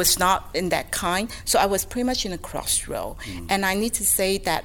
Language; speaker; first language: English; non-native, local second language; Cantonese